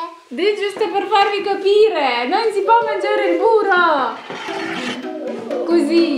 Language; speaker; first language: Italian; non-native, fluent; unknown